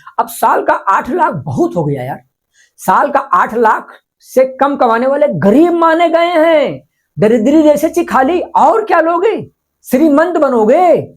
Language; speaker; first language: Hindi; non-native, local second language; Marathi